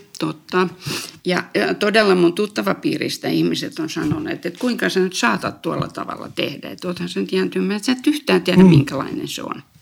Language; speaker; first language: Finnish; native; Finnish